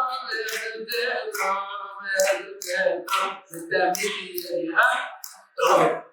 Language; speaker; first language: Hebrew; non-native, fluent; French